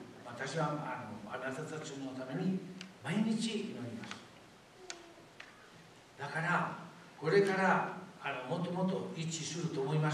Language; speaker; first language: Japanese; non-native, fluent; Spanish